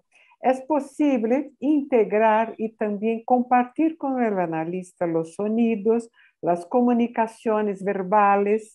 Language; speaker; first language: Spanish; non-native, fluent; Portuguese